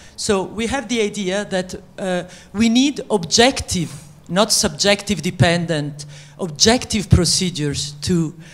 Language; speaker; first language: English; non-native, fluent; French